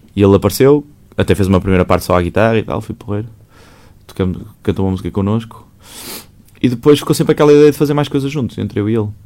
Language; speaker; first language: Portuguese; native; Portuguese